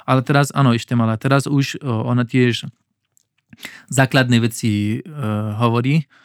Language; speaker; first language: Slovak; non-native, learner; Pashto